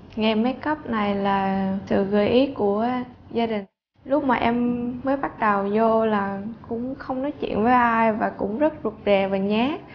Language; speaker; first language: Vietnamese; early bilingual, heritage; Vietnamese